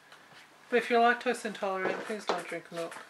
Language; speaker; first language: English; native; English